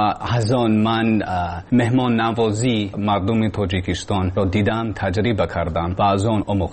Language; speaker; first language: Persian; non-native, learner; English